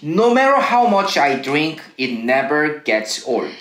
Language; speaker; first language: English; non-native, fluent; Korean